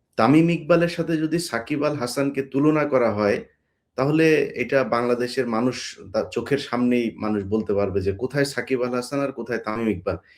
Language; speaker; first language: Bangla; native; Bangla